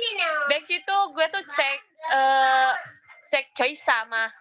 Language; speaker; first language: Cantonese; non-native, learner; Indonesian